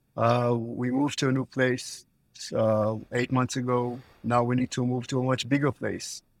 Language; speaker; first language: English; non-native, fluent; Hebrew